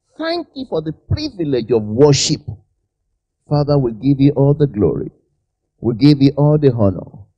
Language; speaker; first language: English; non-native, local second language; Yoruba